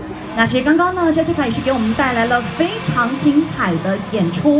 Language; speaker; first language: Chinese; native; Chinese